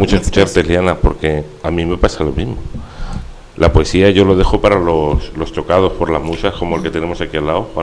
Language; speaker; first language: Spanish; native; Spanish